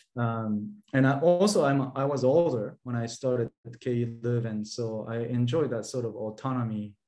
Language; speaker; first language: English; non-native, fluent; Japanese